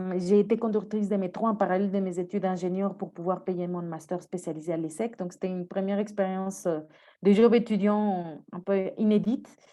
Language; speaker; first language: French; non-native, fluent; Spanish